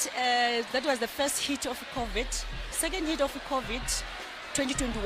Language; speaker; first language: English; non-native, local second language; Xhosa